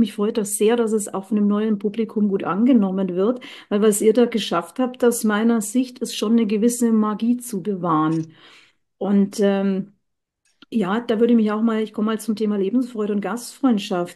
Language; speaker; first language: German; native; German